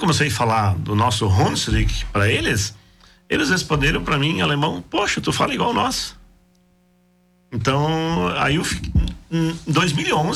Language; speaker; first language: Portuguese; non-native, local second language; German